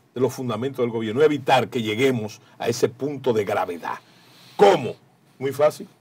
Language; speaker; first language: Spanish; native; Spanish